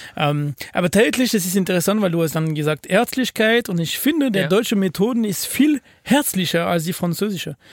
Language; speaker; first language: German; non-native, fluent; French